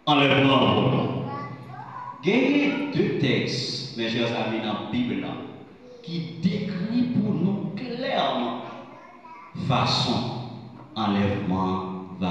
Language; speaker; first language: French; non-native, local second language; Haitian Creole